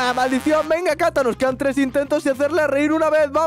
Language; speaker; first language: Spanish; native; Spanish